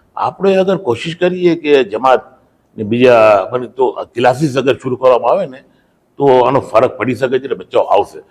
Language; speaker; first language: Gujarati; early bilingual, heritage; Gujarati